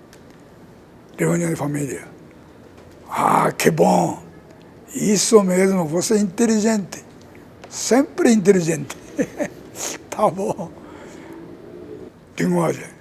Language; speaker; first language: Portuguese; non-native, learner; Japanese